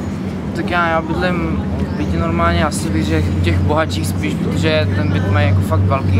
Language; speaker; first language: Czech; native; Czech